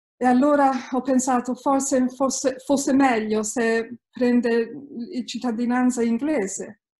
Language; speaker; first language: Italian; early bilingual, heritage; Italian